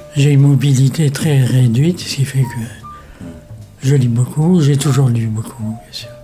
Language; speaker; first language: French; native; French